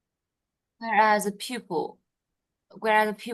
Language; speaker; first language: English; non-native, learner; Vietnamese